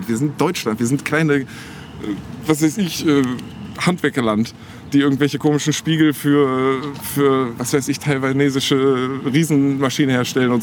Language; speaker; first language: German; native; German